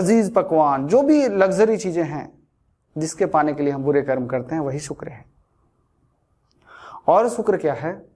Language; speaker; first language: Hindi; native; Hindi